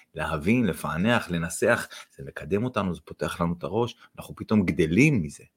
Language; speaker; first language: Hebrew; non-native, fluent; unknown